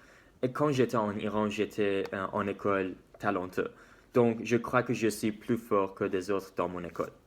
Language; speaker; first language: French; non-native, learner; Persian